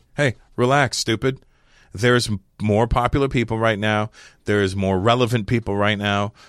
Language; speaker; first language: English; native; English